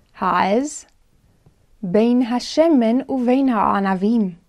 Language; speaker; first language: Hebrew; non-native, fluent; English